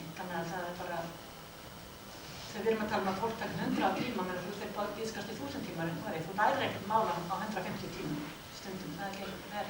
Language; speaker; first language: Icelandic; non-native, fluent; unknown